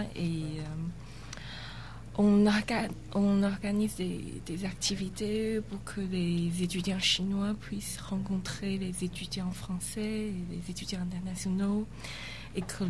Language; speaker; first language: French; non-native, fluent; Chinese